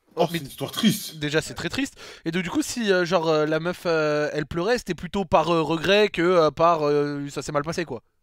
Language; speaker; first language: French; native; French